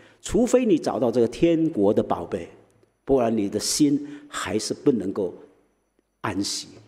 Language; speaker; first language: Chinese; early bilingual, heritage; Chinese